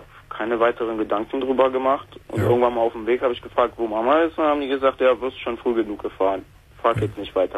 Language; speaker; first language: German; native; German